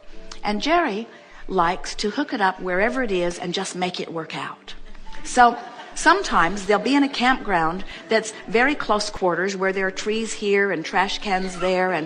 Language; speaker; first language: English; native; English